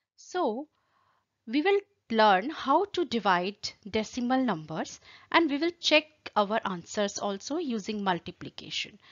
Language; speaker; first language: English; non-native, local second language; Hindi